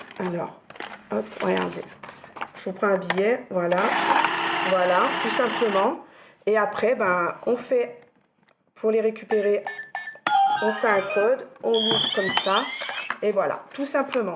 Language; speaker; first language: French; native; French